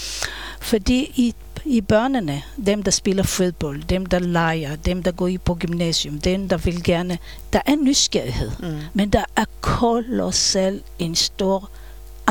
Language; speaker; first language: Danish; non-native, fluent; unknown